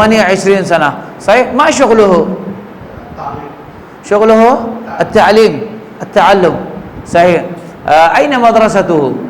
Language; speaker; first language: Arabic; non-native, fluent; Urdu